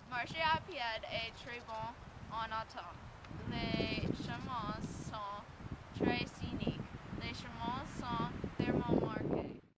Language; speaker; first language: French; non-native, learner; English